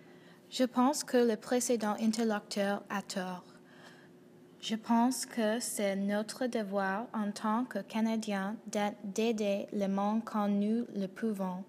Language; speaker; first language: French; non-native, learner; English